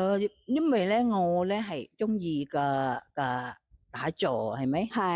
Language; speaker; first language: Cantonese; non-native, fluent; Thai